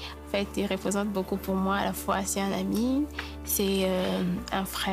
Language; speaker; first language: French; non-native, local second language; Lingala